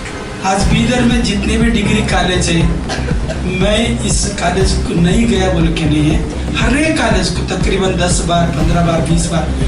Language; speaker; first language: Hindi; non-native, local second language; Kannada